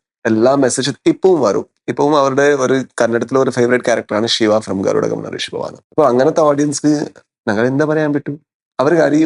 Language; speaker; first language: Malayalam; non-native, learner; Kannada